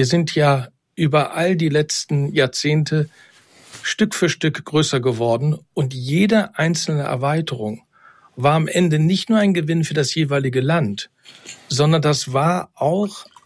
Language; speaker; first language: German; native; German